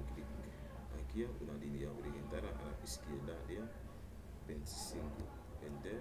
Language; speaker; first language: Spanish; non-native, learner; Haitian Creole